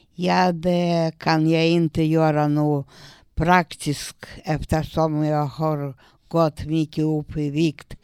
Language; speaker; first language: Swedish; non-native, learner; Russian